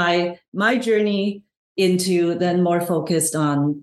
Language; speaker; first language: English; non-native, local second language; Cantonese